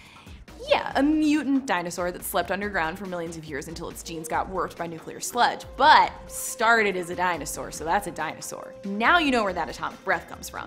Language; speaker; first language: English; native; English